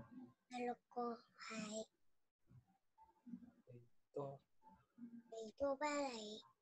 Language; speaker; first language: Chinese; non-native, learner; Vietnamese